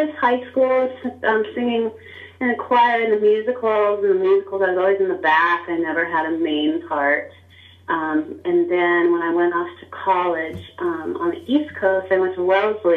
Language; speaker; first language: English; native; English